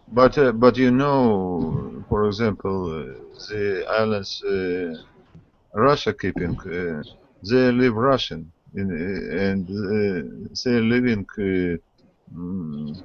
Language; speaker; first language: English; non-native, learner; Russian